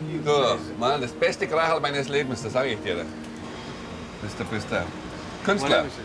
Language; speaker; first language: German; native; German